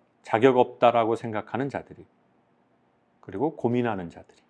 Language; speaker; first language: Korean; native; Korean